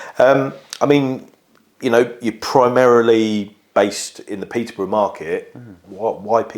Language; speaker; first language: English; native; English